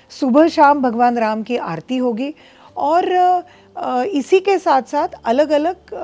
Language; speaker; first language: Hindi; non-native, local second language; Marathi